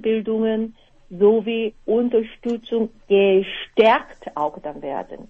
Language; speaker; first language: German; non-native, fluent; Korean